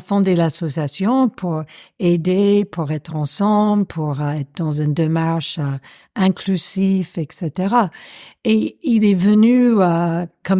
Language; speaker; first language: French; non-native, fluent; English